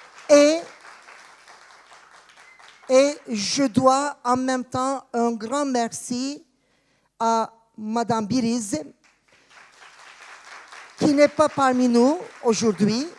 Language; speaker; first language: French; non-native, fluent; Turkish